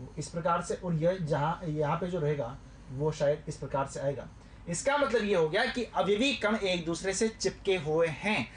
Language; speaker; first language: Hindi; native; Hindi